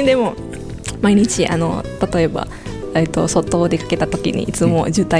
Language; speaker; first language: Japanese; non-native, fluent; Indonesian